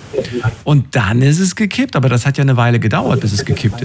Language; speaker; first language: German; native; German